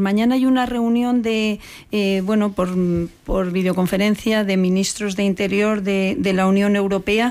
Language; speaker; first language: Spanish; native; Spanish